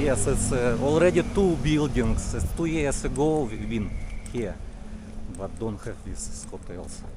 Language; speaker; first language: English; non-native, learner; Russian